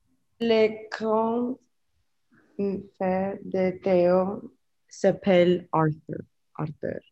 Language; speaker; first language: French; non-native, learner; English